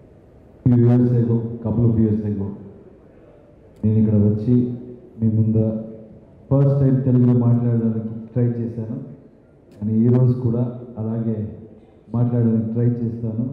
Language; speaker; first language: Telugu; non-native, learner; Kannada